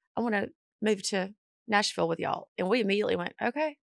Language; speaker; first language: English; native; English